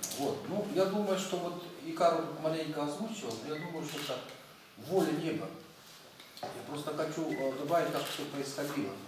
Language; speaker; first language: Russian; native; Russian